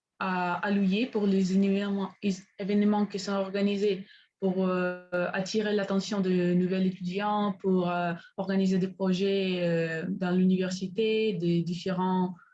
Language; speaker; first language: French; non-native, learner; Spanish